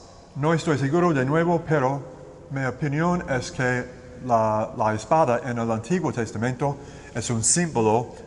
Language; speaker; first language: Spanish; non-native, learner; English